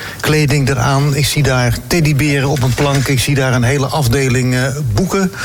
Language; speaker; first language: Dutch; native; Dutch